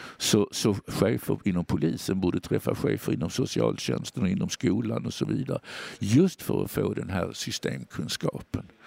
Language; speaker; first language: Swedish; native; Swedish